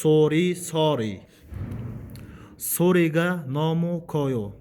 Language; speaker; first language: Korean; non-native, fluent; Mongolian